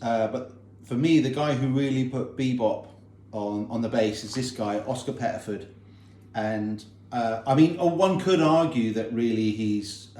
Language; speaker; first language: English; native; English